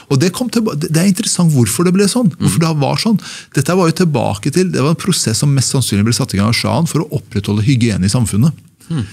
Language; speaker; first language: Norwegian; early bilingual, other home language; Persian